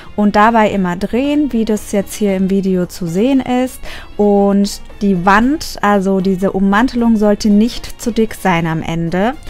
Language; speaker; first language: German; early bilingual, other home language; Turkish